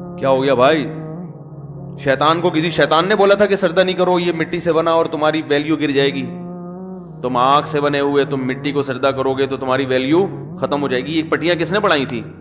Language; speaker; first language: Urdu; native; Urdu